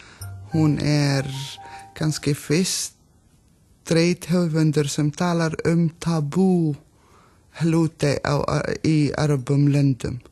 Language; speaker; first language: Icelandic; non-native, learner; Arabic